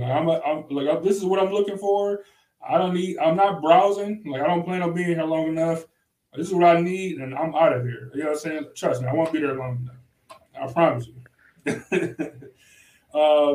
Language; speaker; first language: English; native; English